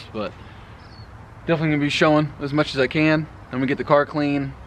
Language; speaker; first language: English; native; English